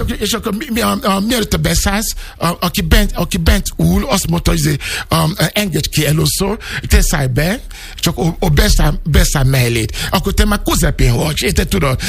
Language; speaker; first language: Hungarian; non-native, fluent; Yoruba